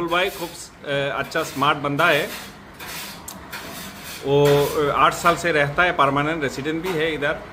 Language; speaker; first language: Hindi; non-native, learner; Bangla